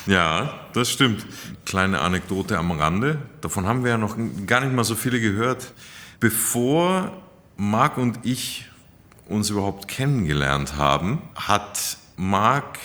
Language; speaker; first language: German; native; German